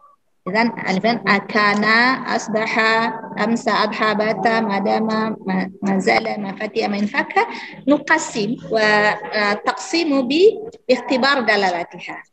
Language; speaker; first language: Arabic; non-native, fluent; Indonesian